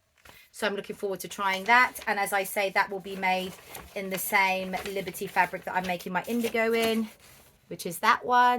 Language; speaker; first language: English; native; English